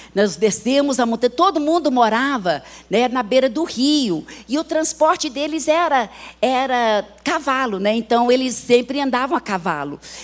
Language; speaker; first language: Portuguese; early bilingual, other home language; English